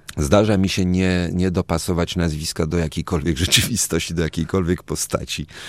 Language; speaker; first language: Polish; early bilingual, other home language; Spanish